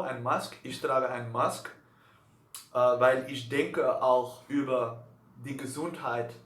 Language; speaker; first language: German; non-native, learner; Dutch